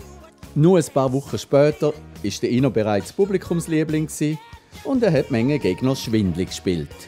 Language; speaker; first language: German; native; German